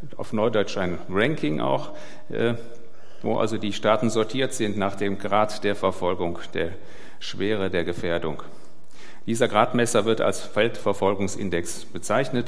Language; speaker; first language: German; native; German